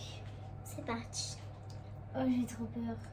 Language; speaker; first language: French; native; French